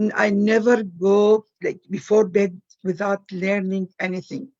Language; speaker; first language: English; non-native, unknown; Arabic